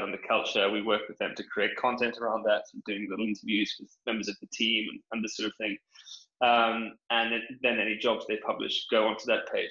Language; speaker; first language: English; native; English